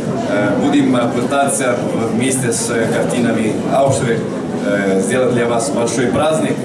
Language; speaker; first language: Russian; non-native, fluent; Italian